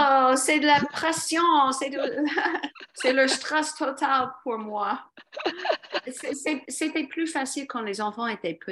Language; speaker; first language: French; non-native, fluent; English